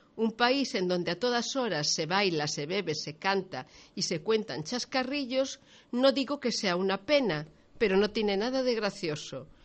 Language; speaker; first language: Spanish; non-native, local second language; Galician